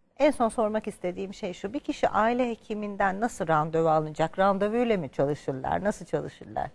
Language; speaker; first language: Turkish; native; Turkish